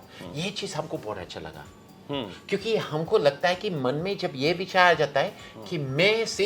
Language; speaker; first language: Hindi; non-native, fluent; English